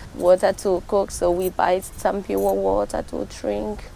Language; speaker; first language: English; non-native, fluent; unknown